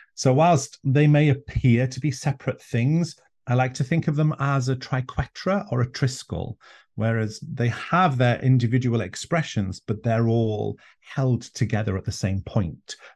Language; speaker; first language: English; non-native, local second language; Welsh